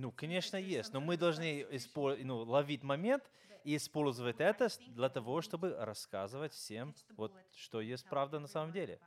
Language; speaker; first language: Russian; non-native, fluent; English